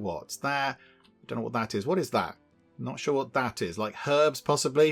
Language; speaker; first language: English; native; English